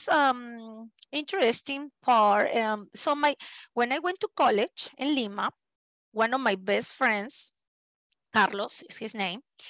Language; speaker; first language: English; non-native, fluent; Spanish